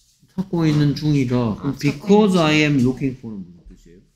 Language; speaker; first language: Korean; native; Korean